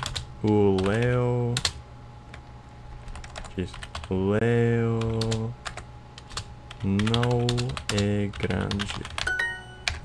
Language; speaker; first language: Portuguese; non-native, learner; English